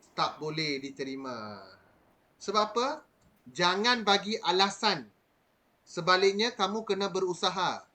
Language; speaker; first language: Malay; non-native, local second language; Tamil